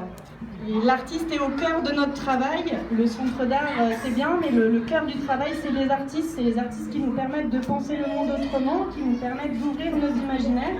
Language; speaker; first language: French; native; French